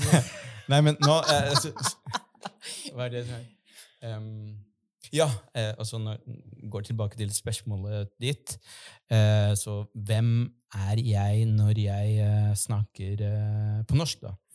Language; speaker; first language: Norwegian; non-native, fluent; Spanish